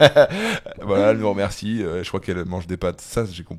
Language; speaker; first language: French; native; French